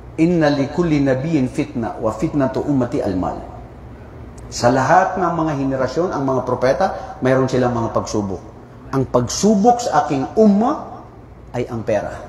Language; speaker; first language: Filipino; non-native, local second language; Maranao